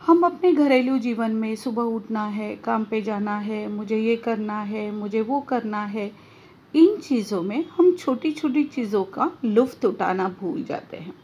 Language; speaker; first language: Hindi; non-native, local second language; Marathi